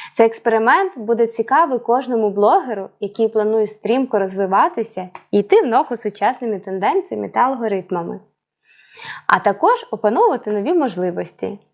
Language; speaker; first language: Ukrainian; non-native, local second language; Russian